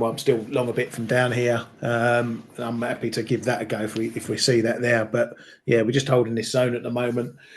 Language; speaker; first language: English; native; English